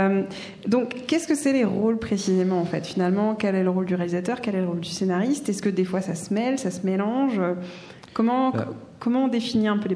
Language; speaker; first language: French; native; French